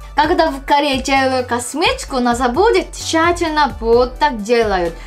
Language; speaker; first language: Russian; non-native, learner; Korean